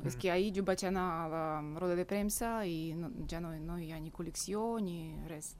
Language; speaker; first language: Catalan; non-native, fluent; Russian